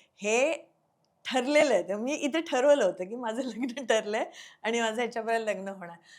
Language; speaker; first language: Marathi; non-native, local second language; Konkani